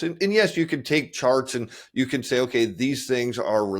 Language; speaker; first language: English; native; English